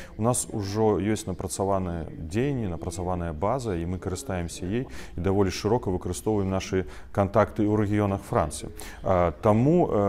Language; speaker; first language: Belarusian; non-native, local second language; Russian